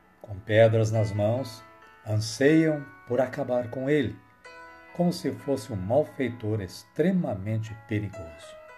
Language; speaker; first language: Portuguese; native; Portuguese